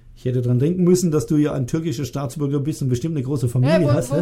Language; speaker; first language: German; native; German